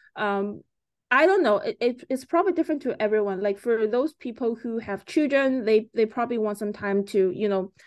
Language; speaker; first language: English; early bilingual, other home language; Chinese